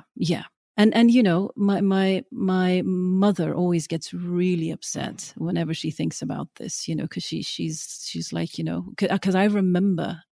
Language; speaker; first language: English; early bilingual, other home language; Norwegian